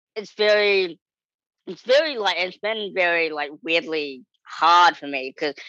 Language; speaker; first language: English; native; English